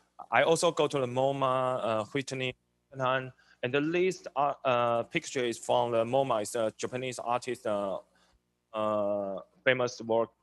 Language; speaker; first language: English; non-native, learner; Chinese